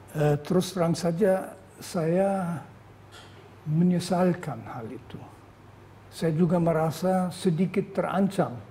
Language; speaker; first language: Indonesian; non-native, fluent; German